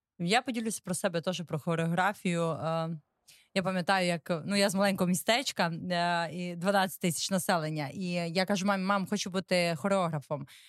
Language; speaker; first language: Ukrainian; native; Ukrainian